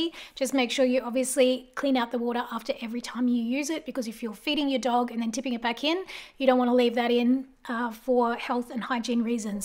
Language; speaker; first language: English; native; English